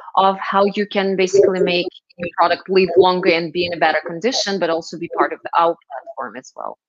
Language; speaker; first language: English; non-native, fluent; Russian